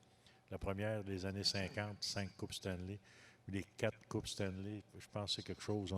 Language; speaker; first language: French; native; French